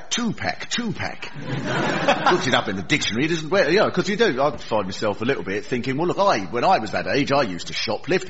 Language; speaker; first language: English; native; English